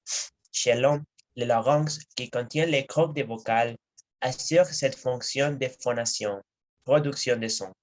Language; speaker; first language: French; non-native, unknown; Spanish